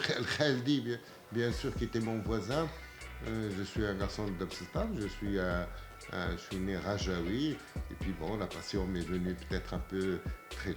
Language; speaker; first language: French; non-native, local second language; Arabic